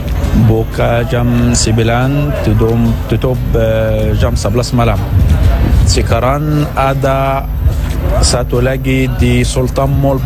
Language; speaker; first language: Indonesian; non-native, learner; Arabic